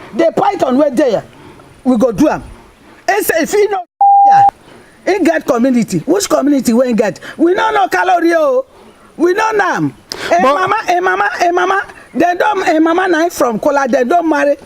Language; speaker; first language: Nigerian Pidgin; non-native, local second language; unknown